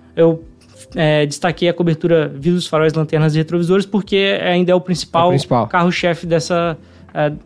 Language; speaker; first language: Portuguese; native; Portuguese